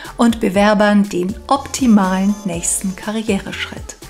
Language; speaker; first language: German; native; German